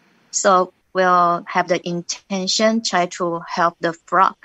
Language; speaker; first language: English; non-native, learner; Chinese